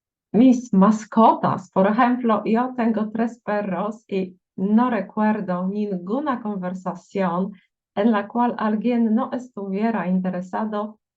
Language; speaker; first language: Spanish; non-native, fluent; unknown